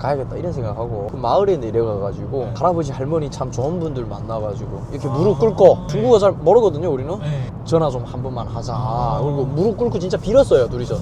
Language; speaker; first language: Korean; native; Korean